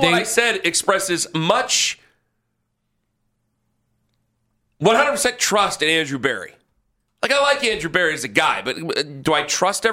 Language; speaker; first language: English; native; English